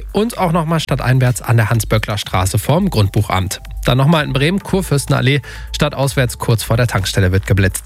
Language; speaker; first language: German; native; German